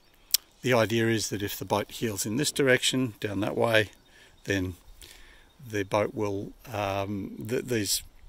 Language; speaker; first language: English; native; English